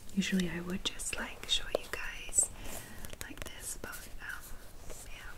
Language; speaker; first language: English; native; English